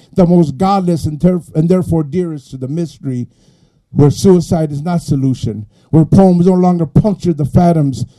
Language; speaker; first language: English; early bilingual, other home language; Spanish